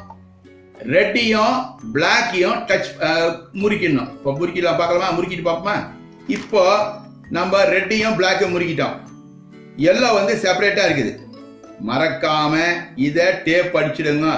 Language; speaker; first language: Tamil; native; Tamil